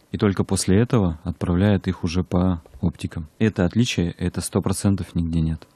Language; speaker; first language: Russian; native; Russian